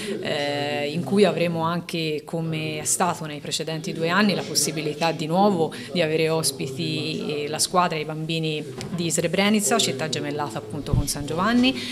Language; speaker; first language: Italian; native; Italian